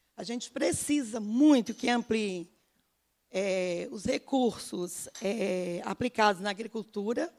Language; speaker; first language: Portuguese; native; Portuguese